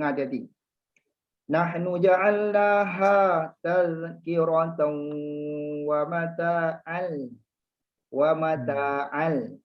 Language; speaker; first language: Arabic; non-native, fluent; Malay